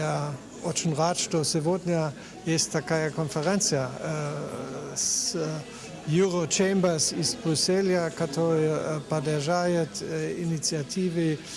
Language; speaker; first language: Russian; non-native, fluent; Polish